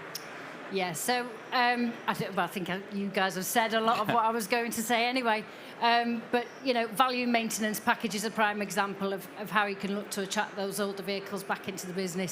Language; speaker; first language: English; native; English